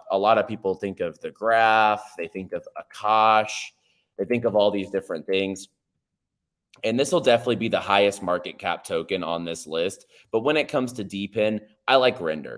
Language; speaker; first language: English; native; English